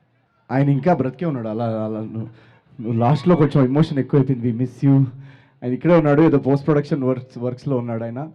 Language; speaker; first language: Telugu; native; Telugu